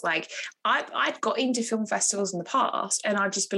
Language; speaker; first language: English; native; English